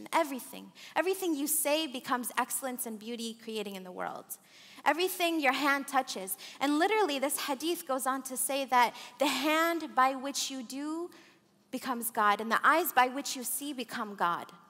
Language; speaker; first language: English; early bilingual, other home language; Arabic